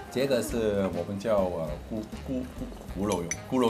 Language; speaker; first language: Chinese; non-native, local second language; Cantonese